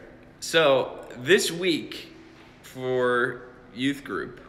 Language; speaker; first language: English; native; English